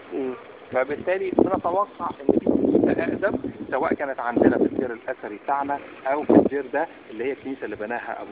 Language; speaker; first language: Arabic; native; Arabic